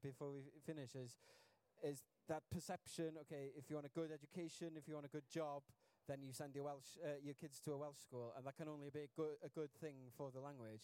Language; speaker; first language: English; non-native, local second language; Welsh